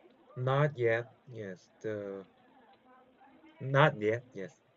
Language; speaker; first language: English; non-native, learner; Korean